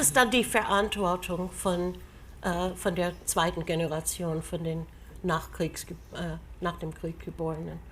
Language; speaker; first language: German; non-native, fluent; English